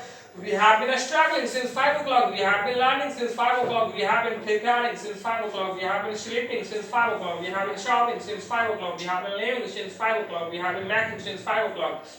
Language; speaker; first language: English; non-native, fluent; Hindi